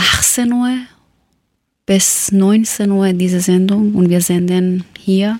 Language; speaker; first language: German; non-native, learner; Persian